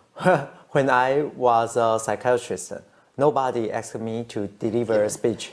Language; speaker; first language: English; non-native, learner; Chinese